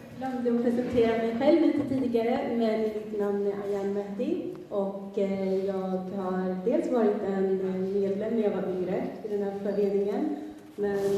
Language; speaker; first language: Swedish; early bilingual, other home language; Somali